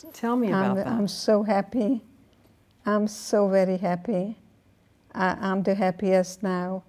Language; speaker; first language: English; non-native, fluent; Hungarian